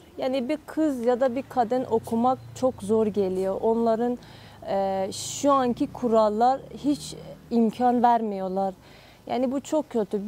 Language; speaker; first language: Turkish; non-native, fluent; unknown